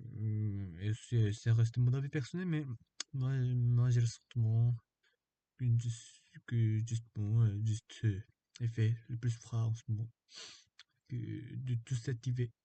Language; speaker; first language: French; non-native, learner; Korean